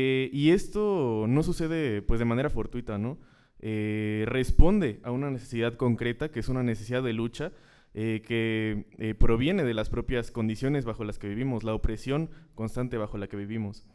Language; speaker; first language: Spanish; native; Spanish